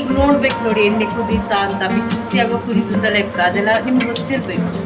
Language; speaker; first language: Kannada; non-native, local second language; Tulu